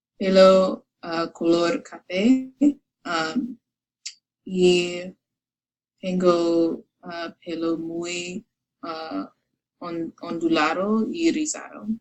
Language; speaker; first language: Spanish; non-native, learner; English